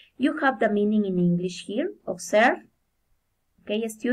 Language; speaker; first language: English; non-native, fluent; Spanish